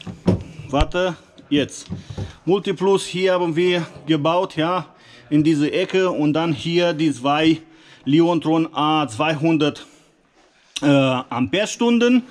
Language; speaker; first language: German; non-native, fluent; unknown